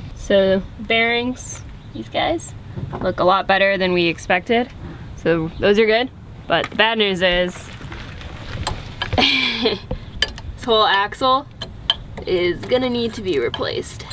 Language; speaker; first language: English; native; English